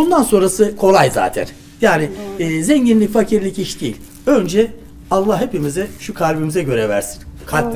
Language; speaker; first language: Turkish; native; Turkish